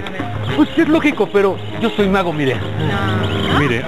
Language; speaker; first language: Spanish; native; Spanish